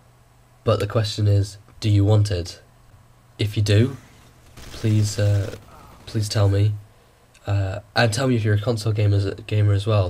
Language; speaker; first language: English; native; English